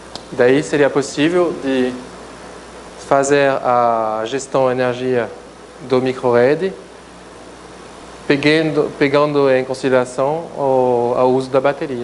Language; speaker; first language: Portuguese; non-native, fluent; French